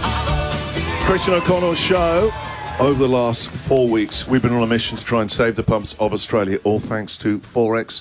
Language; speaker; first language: English; native; English